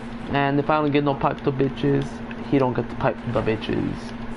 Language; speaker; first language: English; early bilingual, other home language; Spanish